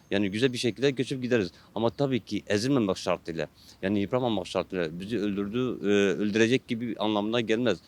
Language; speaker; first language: Turkish; non-native, local second language; Kurdish